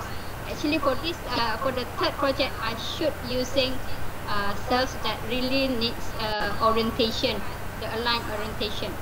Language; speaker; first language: English; non-native, local second language; Malay